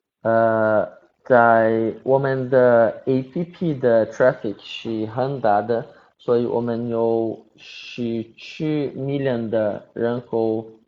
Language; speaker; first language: Chinese; non-native, learner; Portuguese